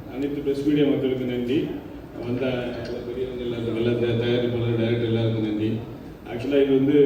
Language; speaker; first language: Tamil; native; Tamil